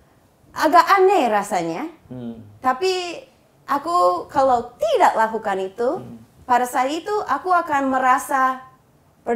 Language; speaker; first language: Indonesian; non-native, fluent; English